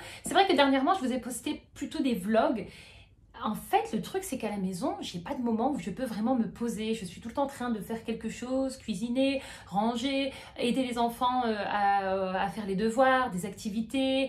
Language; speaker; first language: French; native; French